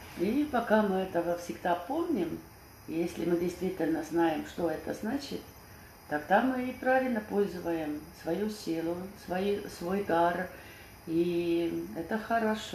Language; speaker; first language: Russian; non-native, fluent; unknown